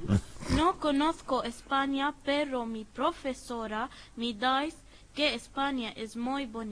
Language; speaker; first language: Spanish; non-native, learner; Arabic